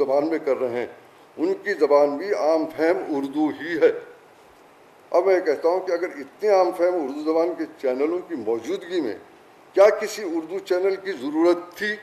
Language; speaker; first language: Urdu; native; Urdu